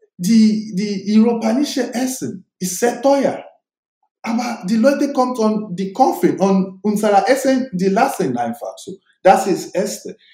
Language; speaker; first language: German; non-native, learner; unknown